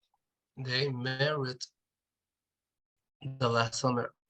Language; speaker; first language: English; non-native, learner; Spanish